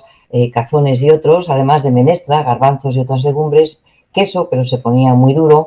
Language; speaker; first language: Spanish; native; Spanish